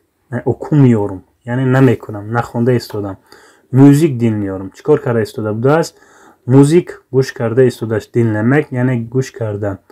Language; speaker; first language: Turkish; non-native, fluent; Tajik